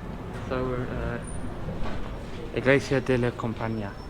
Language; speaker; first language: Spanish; non-native, learner; English